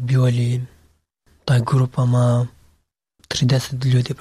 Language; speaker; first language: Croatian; non-native, learner; Pashto